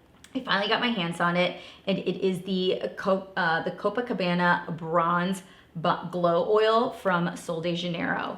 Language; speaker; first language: English; native; English